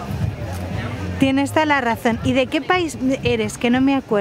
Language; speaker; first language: Spanish; native; Spanish